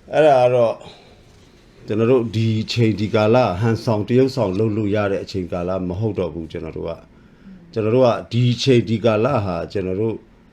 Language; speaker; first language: Burmese; non-native, local second language; S'gaw Karen